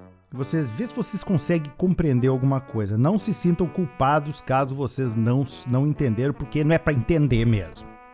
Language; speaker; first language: Portuguese; native; Portuguese